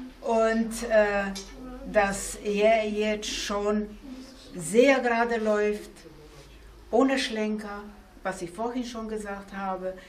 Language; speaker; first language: German; non-native, fluent; Slovenian